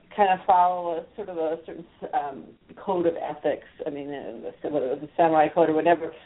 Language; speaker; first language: English; native; English